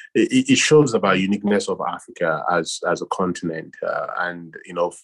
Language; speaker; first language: English; non-native, local second language; Yoruba